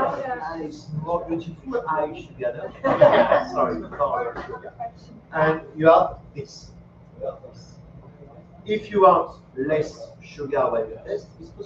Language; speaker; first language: English; non-native, learner; French